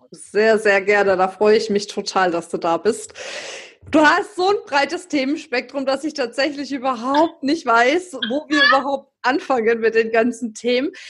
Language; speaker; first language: German; native; German